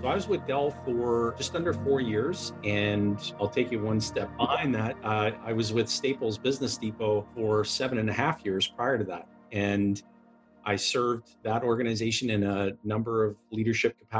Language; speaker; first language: English; native; English